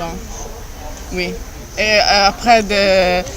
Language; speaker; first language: French; non-native, learner; Italian